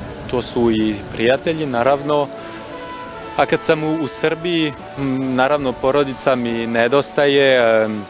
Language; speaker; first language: Serbian; non-native, fluent; French